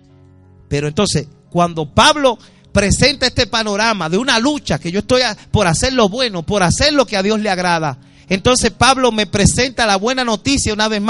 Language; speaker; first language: Spanish; native; Spanish